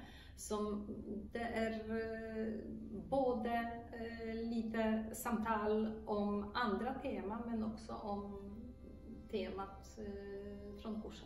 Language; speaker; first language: Swedish; non-native, fluent; Polish